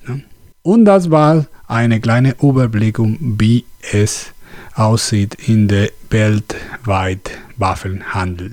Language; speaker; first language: German; non-native, learner; Spanish